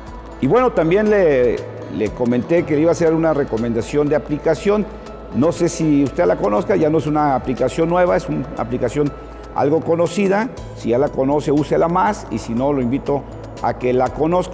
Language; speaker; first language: Spanish; native; Spanish